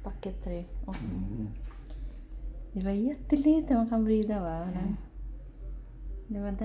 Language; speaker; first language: Swedish; non-native, learner; Filipino